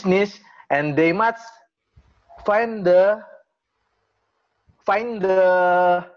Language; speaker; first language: English; non-native, learner; Indonesian